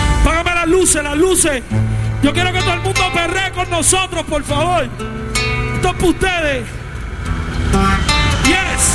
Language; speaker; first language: Spanish; native; Spanish